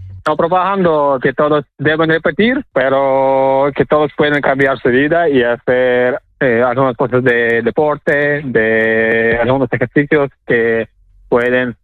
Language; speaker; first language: Spanish; non-native, learner; Ukrainian